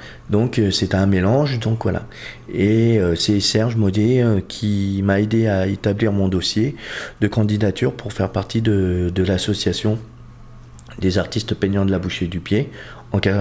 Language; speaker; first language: French; early bilingual, other home language; Portuguese